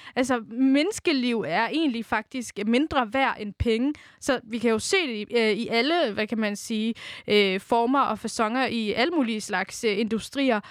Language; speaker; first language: Danish; early bilingual, other home language; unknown